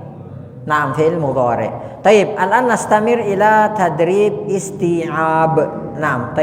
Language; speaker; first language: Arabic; non-native, fluent; Indonesian